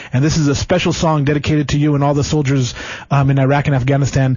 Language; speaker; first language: English; early bilingual, other home language; Spanish